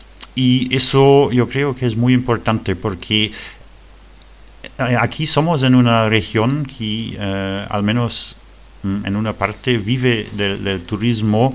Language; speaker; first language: Spanish; non-native, fluent; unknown